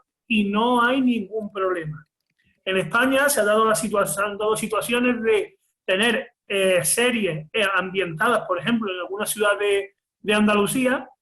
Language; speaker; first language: Spanish; native; Spanish